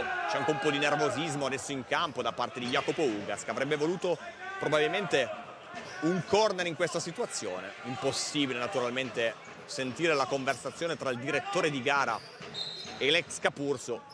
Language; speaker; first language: Italian; native; Italian